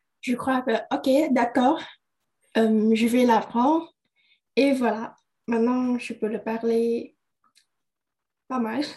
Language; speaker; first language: French; non-native, learner; Indonesian